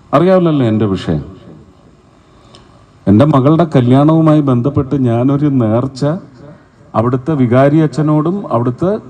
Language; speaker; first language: Malayalam; native; Malayalam